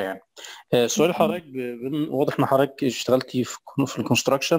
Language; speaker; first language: Arabic; native; Arabic